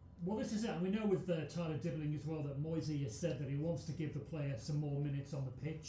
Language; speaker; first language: English; native; English